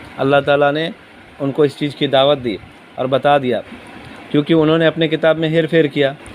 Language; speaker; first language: Urdu; native; Urdu